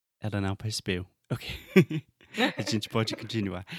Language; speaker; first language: Portuguese; non-native, fluent; English